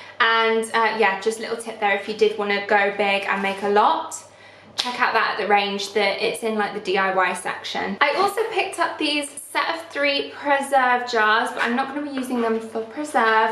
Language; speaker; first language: English; native; English